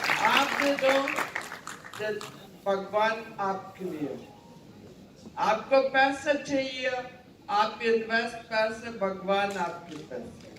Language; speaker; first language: Hindi; non-native, learner; Ukrainian